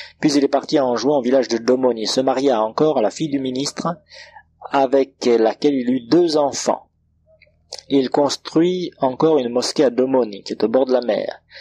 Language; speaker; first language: French; non-native, local second language; Comorian